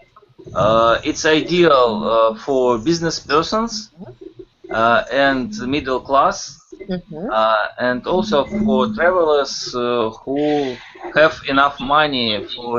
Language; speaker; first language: English; non-native, learner; Russian